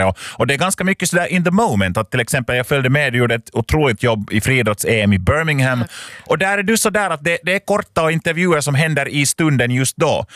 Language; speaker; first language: Swedish; native; Swedish